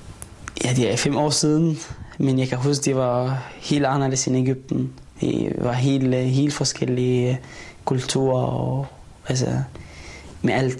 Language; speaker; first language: Danish; non-native, fluent; Arabic